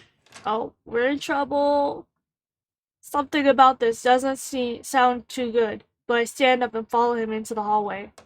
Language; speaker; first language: English; native; English